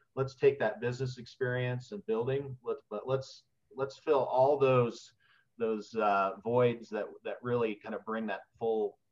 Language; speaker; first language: English; native; English